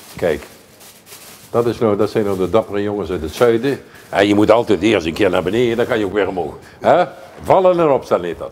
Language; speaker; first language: Dutch; native; Dutch